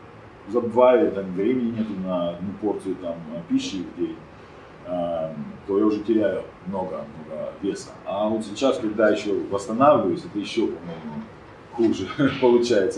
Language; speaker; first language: Russian; non-native, fluent; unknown